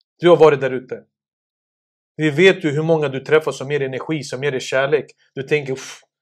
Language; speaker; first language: Swedish; early bilingual, other home language; Serbian